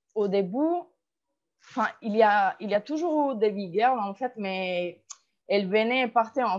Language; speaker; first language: French; non-native, fluent; Spanish